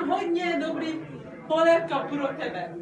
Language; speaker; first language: Czech; non-native, learner; Turkish